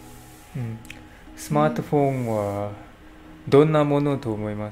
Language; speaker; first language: Japanese; non-native, learner; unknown